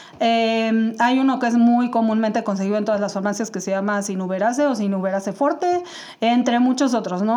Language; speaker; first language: Spanish; native; Spanish